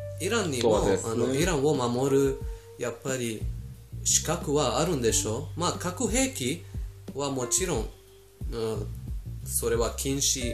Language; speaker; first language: Japanese; non-native, fluent; Persian